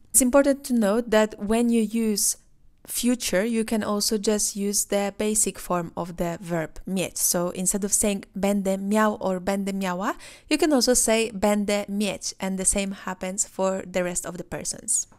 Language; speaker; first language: English; non-native, fluent; Polish